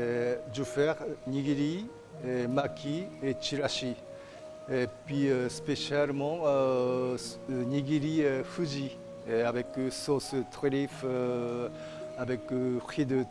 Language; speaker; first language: French; non-native, learner; Japanese